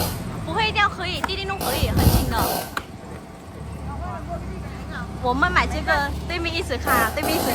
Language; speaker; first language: Chinese; non-native, learner; Vietnamese